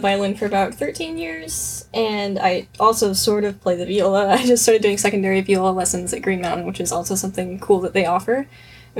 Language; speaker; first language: English; native; English